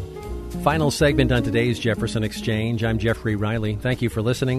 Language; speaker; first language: English; native; English